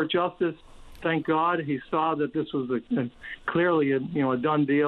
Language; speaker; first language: English; native; English